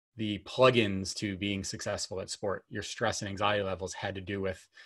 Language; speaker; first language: English; native; English